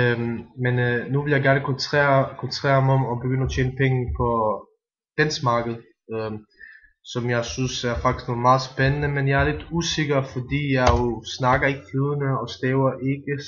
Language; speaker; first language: Danish; non-native, fluent; Bosnian